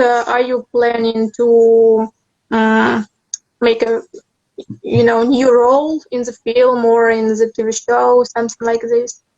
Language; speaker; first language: English; non-native, learner; Russian